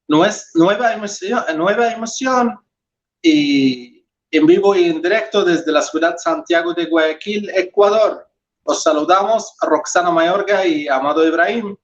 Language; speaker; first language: Spanish; non-native, fluent; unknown